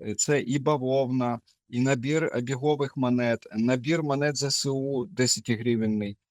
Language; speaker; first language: Ukrainian; native; Ukrainian